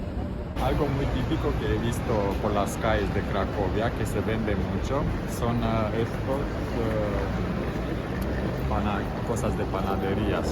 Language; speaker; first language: Spanish; non-native, fluent; German